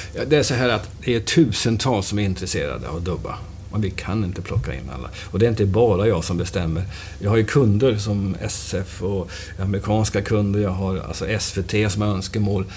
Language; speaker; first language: Swedish; native; Swedish